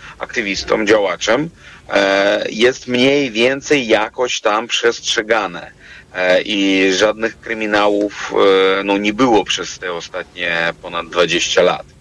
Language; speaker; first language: Polish; non-native, fluent; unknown